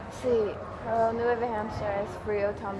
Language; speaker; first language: Spanish; non-native, learner; English